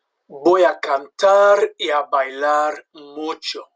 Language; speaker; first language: Spanish; non-native, fluent; English